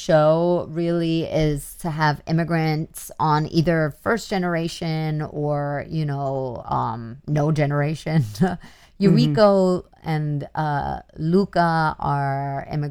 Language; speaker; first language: English; native; English